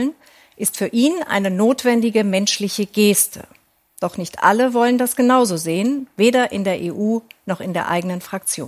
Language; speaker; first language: German; native; German